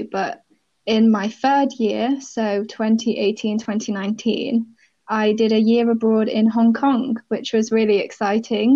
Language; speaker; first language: English; native; English